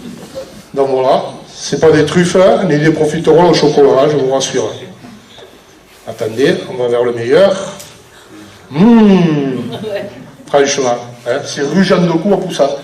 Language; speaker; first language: French; native; French